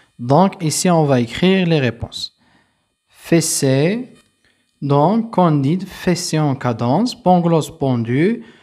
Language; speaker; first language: French; non-native, local second language; Arabic